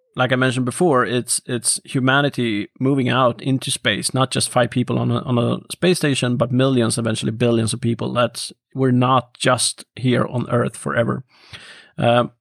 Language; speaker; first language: English; non-native, fluent; Swedish